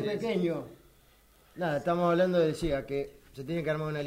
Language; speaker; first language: Spanish; native; Spanish